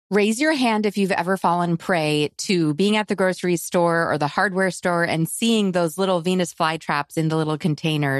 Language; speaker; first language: English; native; English